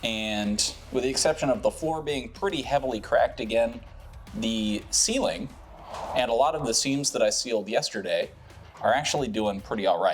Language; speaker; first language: English; native; English